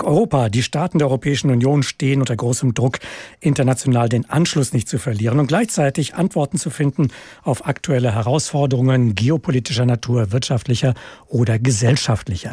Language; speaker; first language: German; native; German